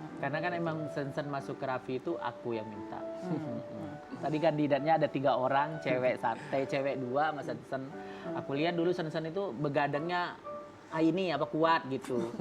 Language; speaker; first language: Indonesian; native; Indonesian